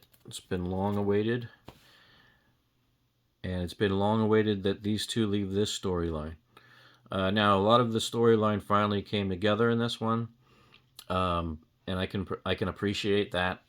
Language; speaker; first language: English; native; English